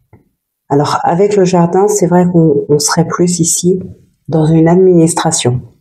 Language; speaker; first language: French; native; French